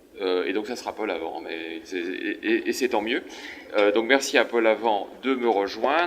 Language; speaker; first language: French; native; French